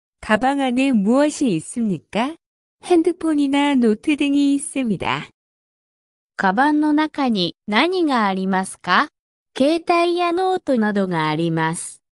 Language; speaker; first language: Japanese; non-native, fluent; Korean